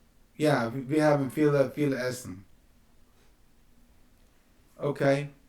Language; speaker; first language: German; non-native, learner; English